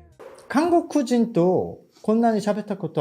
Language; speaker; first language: Japanese; non-native, fluent; Korean